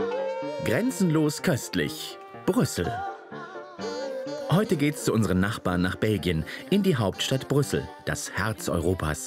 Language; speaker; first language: German; native; German